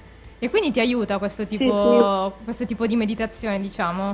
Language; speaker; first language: Italian; native; Italian